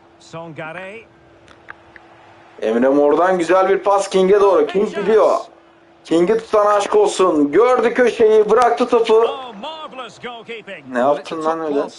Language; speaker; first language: Turkish; native; Turkish